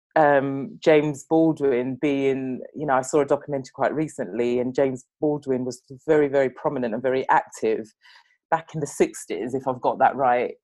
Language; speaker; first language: English; native; English